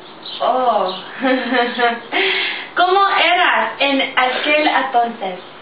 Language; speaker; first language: Spanish; non-native, learner; English